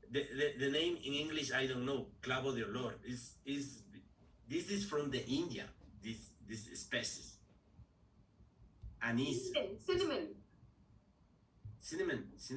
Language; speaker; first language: English; non-native, learner; Spanish